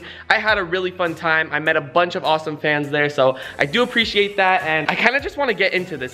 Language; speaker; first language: English; native; English